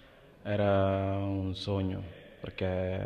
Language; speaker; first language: Italian; non-native, learner; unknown